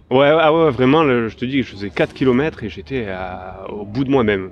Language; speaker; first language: French; native; French